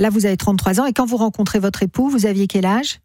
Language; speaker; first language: French; native; French